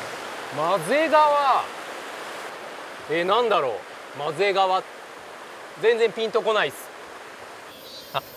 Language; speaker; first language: Japanese; native; Japanese